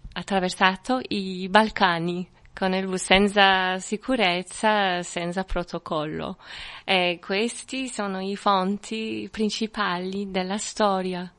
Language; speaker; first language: Italian; non-native, fluent; French